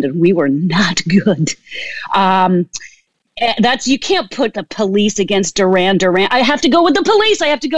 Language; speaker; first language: English; native; English